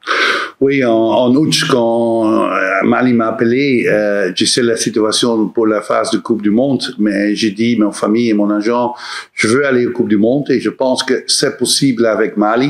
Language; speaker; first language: French; non-native, learner; Dutch